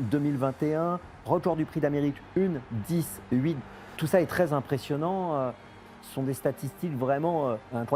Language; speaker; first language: French; native; French